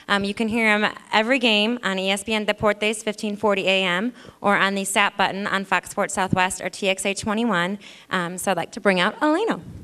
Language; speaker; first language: English; native; English